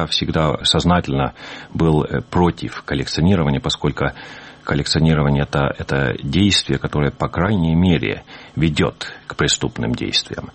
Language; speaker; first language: Russian; native; Russian